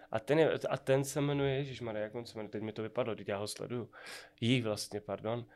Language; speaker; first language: Czech; native; Czech